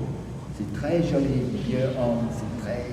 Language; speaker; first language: French; non-native, fluent; English